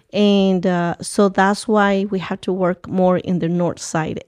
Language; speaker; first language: English; early bilingual, other home language; Spanish